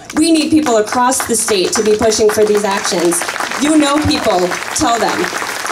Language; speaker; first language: English; native; English